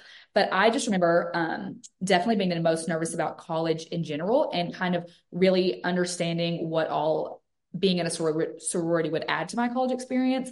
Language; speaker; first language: English; native; English